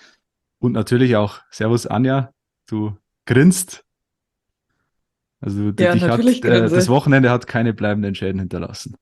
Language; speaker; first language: German; native; German